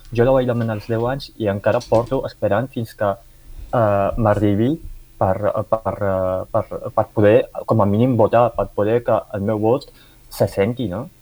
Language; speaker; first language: Catalan; early bilingual, other home language; Arabic